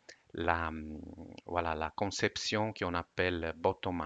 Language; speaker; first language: French; non-native, fluent; Italian